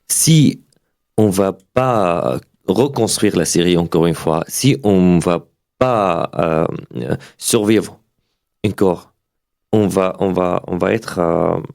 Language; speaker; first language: French; non-native, learner; Arabic